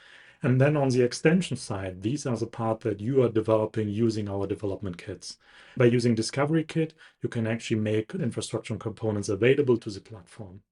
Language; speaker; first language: English; non-native, fluent; German